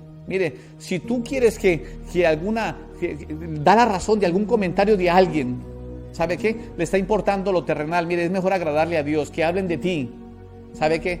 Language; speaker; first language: Spanish; native; Spanish